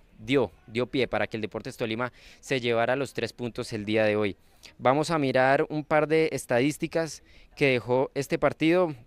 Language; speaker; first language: Spanish; native; Spanish